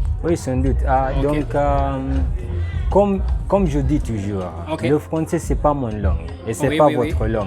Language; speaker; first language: French; non-native, learner; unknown